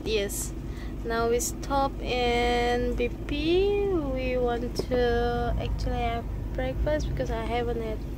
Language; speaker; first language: English; non-native, learner; Indonesian